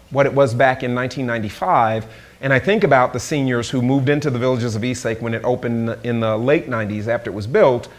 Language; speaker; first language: English; native; English